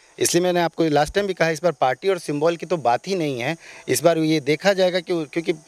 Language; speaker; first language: Hindi; native; Hindi